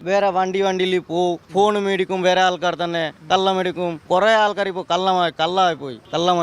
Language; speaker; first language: Malayalam; non-native, learner; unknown